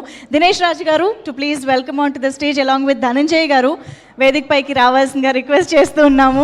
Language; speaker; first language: Telugu; native; Telugu